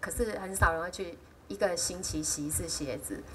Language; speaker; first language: Chinese; native; Chinese